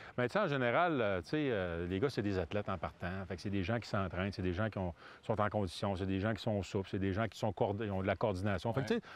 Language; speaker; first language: French; native; French